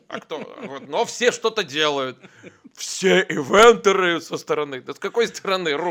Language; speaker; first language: Russian; native; Russian